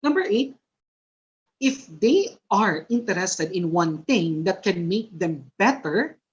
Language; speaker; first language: English; non-native, local second language; Filipino